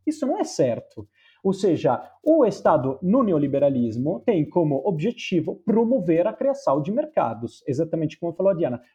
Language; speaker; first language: Portuguese; non-native, fluent; Spanish